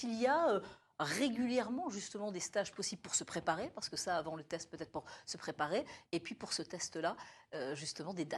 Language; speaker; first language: French; native; French